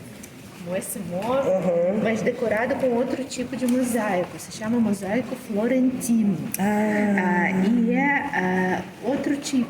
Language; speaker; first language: Portuguese; non-native, fluent; Russian